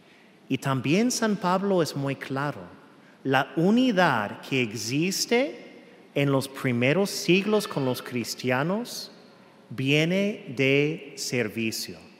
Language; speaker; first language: Spanish; non-native, fluent; English